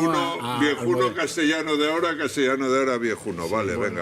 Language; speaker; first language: Spanish; native; Spanish